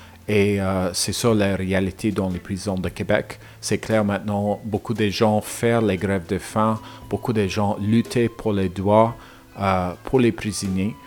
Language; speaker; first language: French; non-native, learner; English